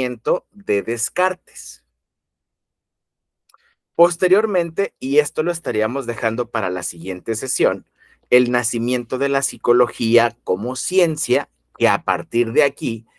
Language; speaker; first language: Spanish; native; Spanish